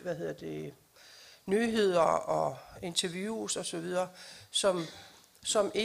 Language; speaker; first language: Danish; non-native, local second language; Kalaallisut